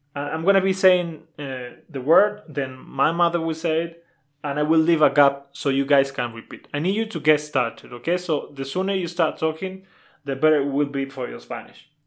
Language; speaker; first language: English; non-native, fluent; Spanish